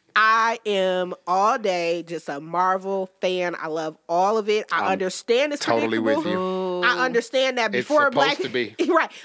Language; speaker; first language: English; native; English